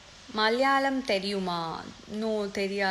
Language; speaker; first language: Tamil; non-native, fluent; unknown